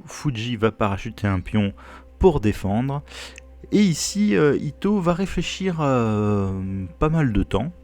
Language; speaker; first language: French; native; French